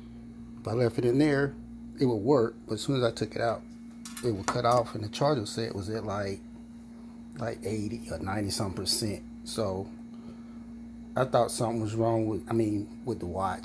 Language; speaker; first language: English; native; English